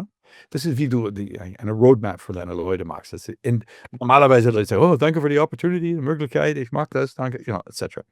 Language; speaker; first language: German; non-native, learner; English